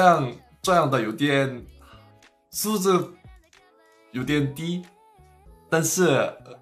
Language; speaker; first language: Chinese; non-native, fluent; Korean